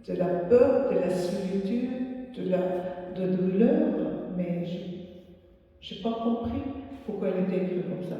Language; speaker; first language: French; non-native, fluent; Arabic